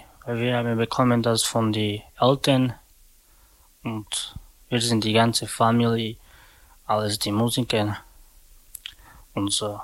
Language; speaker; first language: German; non-native, learner; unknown